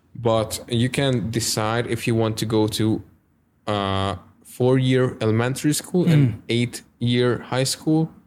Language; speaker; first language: English; non-native, fluent; Hungarian